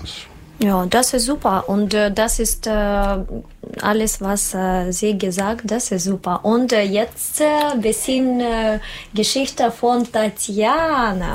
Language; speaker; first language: German; non-native, learner; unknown